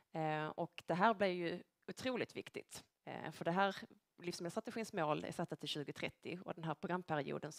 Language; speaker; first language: Swedish; native; Swedish